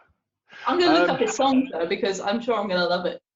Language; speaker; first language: English; native; English